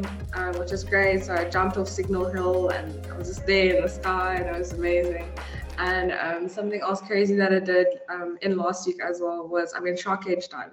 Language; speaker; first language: English; native; English